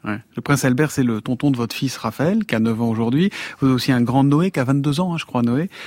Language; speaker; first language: French; native; French